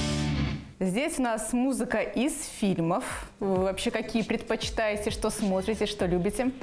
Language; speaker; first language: Russian; native; Russian